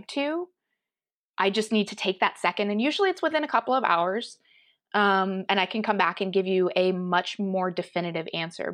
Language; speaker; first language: English; native; English